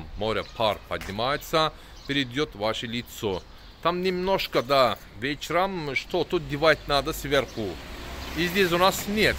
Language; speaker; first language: Russian; non-native, learner; Turkish